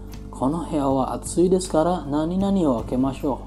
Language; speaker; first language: Japanese; non-native, fluent; Indonesian